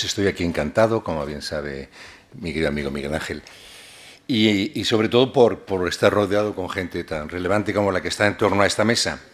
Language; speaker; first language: Spanish; native; Spanish